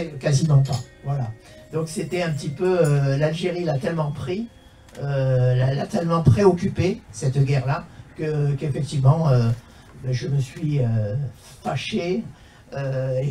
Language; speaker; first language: French; native; French